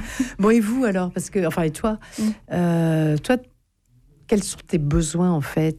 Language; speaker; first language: French; native; French